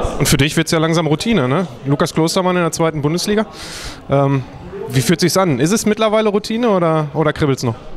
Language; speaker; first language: German; native; German